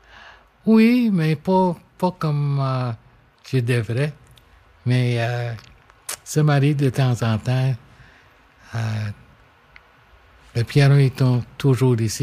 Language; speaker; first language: French; non-native, local second language; English